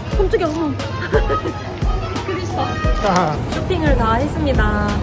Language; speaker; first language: Korean; native; Korean